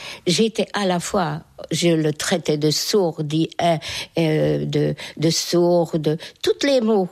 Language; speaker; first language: French; non-native, fluent; Hungarian